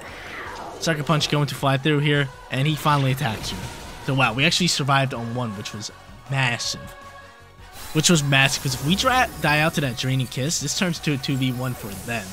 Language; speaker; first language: English; native; English